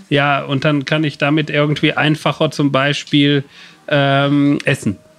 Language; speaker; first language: German; native; German